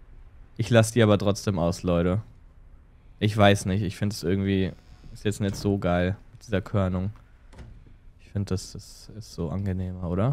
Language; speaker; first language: German; native; German